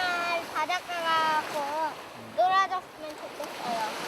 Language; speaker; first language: Korean; early bilingual, heritage; Korean